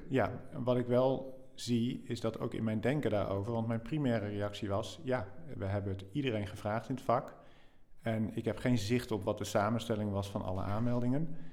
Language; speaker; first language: Dutch; native; Dutch